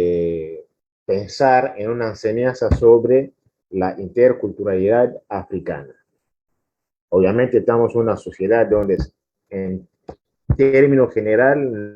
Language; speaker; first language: Spanish; non-native, fluent; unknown